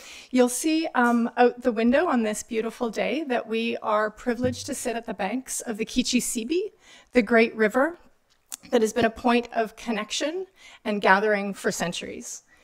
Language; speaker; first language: English; native; English